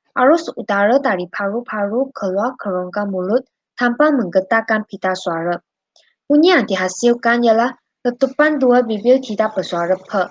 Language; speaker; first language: Malay; non-native, local second language; Chinese